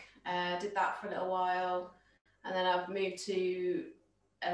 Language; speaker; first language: English; native; English